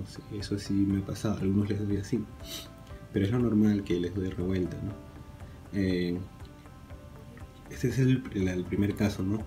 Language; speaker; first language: Spanish; native; Spanish